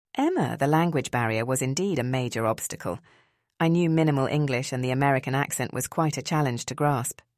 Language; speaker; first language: English; early bilingual, other home language; Spanish